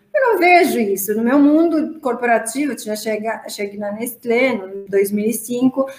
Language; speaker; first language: Portuguese; non-native, fluent; Romanian